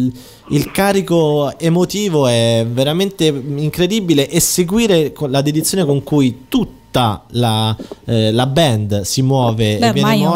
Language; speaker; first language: Italian; native; Italian